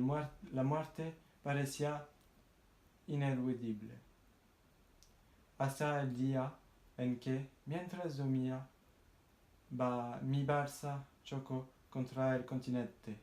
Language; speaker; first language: Spanish; non-native, learner; French